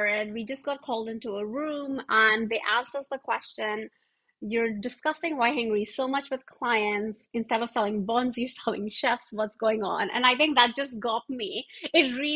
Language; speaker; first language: English; non-native, local second language; Hindi